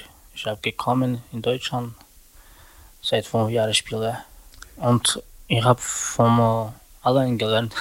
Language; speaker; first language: German; non-native, learner; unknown